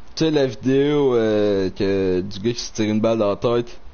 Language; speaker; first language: French; native; French